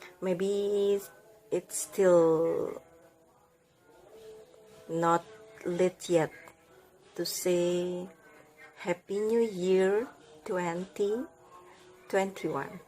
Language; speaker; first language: English; non-native, learner; Indonesian